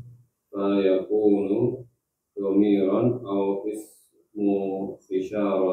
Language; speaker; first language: Arabic; non-native, learner; Indonesian